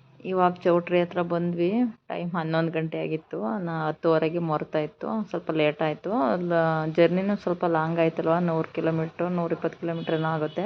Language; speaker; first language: Kannada; native; Kannada